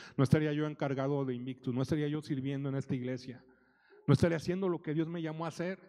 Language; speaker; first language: Spanish; native; Spanish